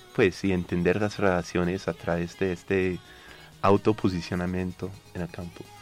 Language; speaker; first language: Spanish; non-native, fluent; English